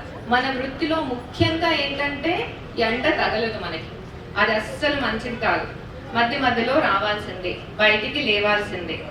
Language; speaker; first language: Telugu; native; Telugu